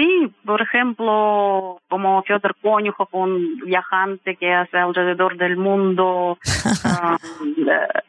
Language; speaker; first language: Spanish; non-native, fluent; Russian